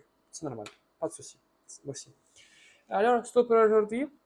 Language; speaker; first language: French; non-native, learner; Russian